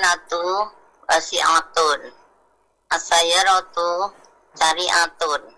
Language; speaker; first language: Arabic; non-native, learner; Indonesian